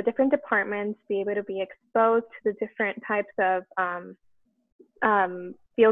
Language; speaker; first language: English; native; English